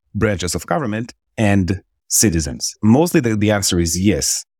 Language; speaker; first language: English; non-native, fluent; Hebrew